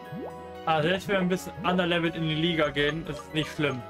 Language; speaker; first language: German; native; German